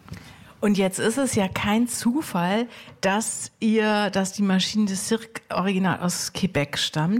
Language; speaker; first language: German; native; German